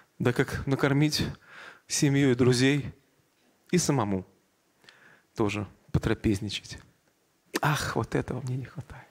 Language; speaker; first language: Russian; native; Russian